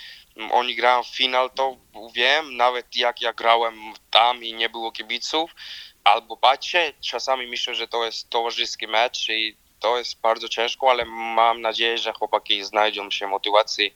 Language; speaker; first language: Polish; non-native, learner; Georgian